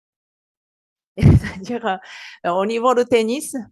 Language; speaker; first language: French; non-native, fluent; Japanese